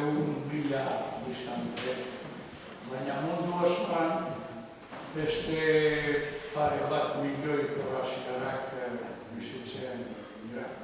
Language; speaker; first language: Basque; non-native, learner; Croatian